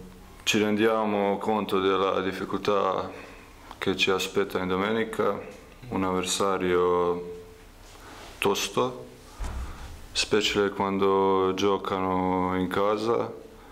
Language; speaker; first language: Italian; non-native, fluent; Croatian